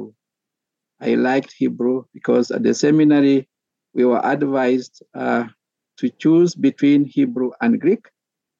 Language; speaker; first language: English; non-native, local second language; Kalenjin